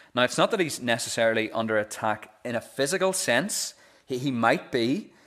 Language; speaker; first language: English; native; English